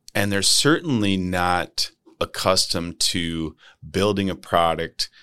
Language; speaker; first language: English; native; English